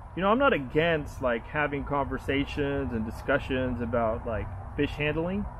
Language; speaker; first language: English; native; English